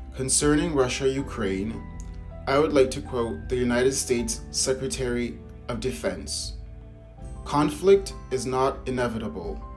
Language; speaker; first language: English; native; English